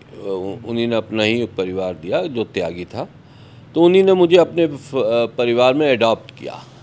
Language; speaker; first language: Hindi; native; Hindi